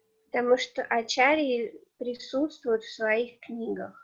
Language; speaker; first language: Russian; native; Russian